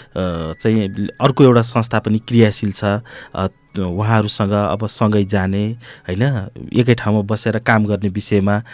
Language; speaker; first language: Nepali; native; Nepali